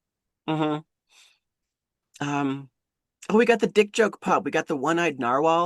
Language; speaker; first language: English; native; English